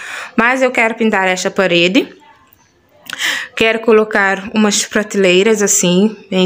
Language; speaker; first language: Portuguese; non-native, local second language; Kabuverdianu